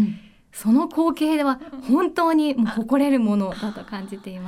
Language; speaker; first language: Japanese; native; Japanese